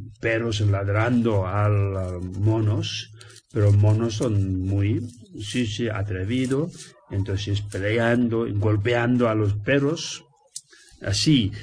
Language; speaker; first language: Spanish; non-native, learner; Tibetan